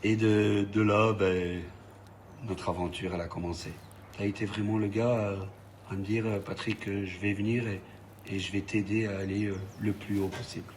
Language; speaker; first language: French; native; French